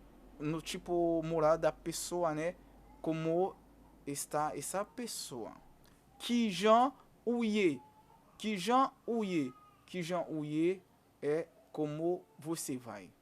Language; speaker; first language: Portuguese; non-native, fluent; Haitian Creole